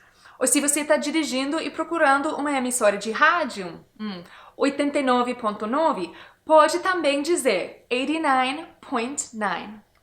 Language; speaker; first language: Portuguese; non-native, fluent; English